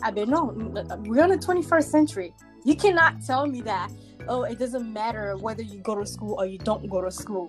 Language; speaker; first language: English; early bilingual, other home language; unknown